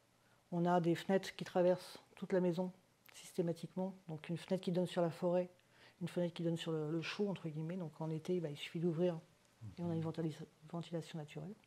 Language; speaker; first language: French; native; French